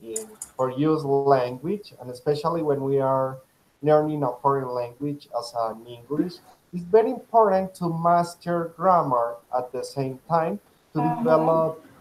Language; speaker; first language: English; non-native, fluent; Spanish